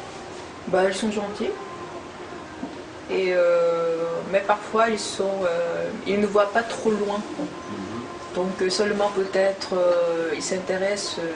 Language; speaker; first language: French; non-native, fluent; Korean